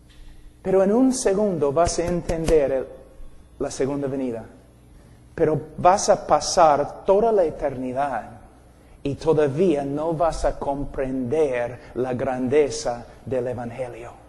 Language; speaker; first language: Spanish; non-native, fluent; English